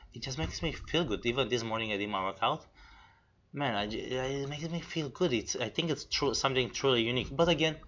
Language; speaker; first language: English; non-native, fluent; Romanian